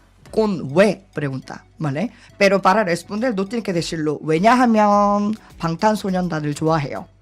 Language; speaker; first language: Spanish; non-native, learner; Korean